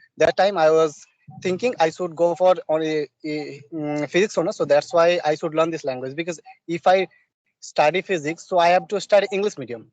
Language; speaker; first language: English; non-native, learner; Bangla